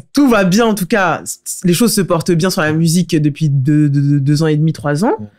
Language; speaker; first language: French; native; French